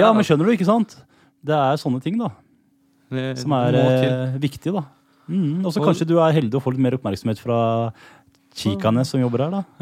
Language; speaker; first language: Norwegian; native; Norwegian